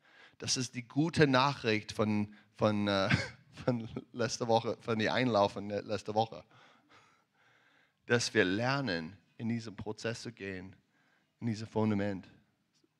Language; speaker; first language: German; non-native, fluent; English